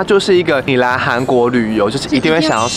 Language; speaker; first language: Chinese; native; Chinese